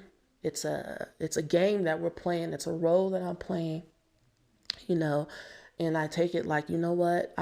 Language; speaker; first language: English; native; English